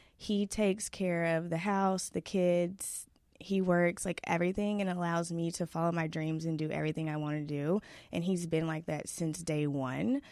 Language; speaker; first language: English; native; English